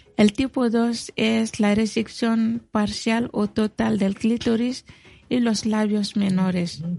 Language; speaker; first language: Spanish; non-native, fluent; Bambara